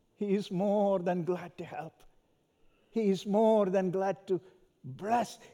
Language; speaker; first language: English; non-native, local second language; Malayalam